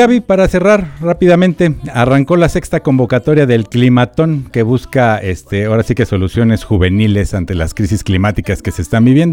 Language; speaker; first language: Spanish; native; Spanish